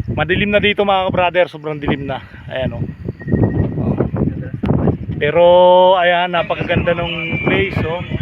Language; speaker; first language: Filipino; native; Filipino